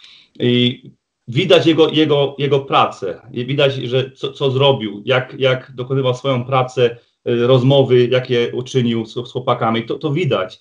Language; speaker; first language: Polish; early bilingual, heritage; Polish